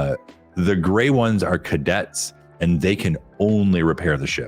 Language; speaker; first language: English; native; English